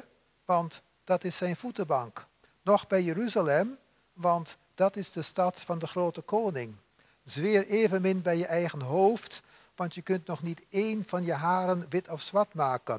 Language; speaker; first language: Dutch; native; Dutch